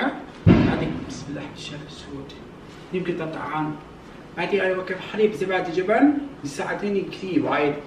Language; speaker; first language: Arabic; non-native, learner; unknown